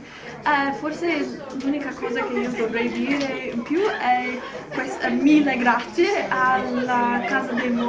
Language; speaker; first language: Italian; non-native, learner; English